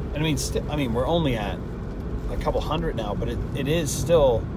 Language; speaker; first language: English; native; English